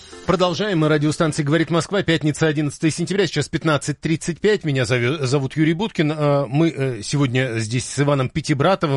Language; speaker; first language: Russian; native; Russian